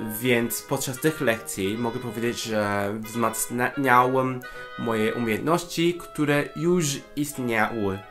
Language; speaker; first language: Polish; non-native, fluent; Cantonese